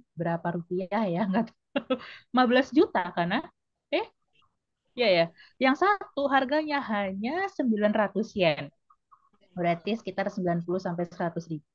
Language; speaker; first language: Indonesian; native; Indonesian